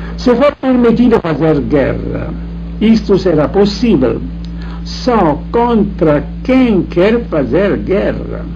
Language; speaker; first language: Portuguese; non-native, fluent; Italian